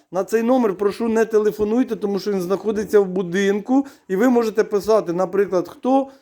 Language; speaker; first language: Ukrainian; native; Ukrainian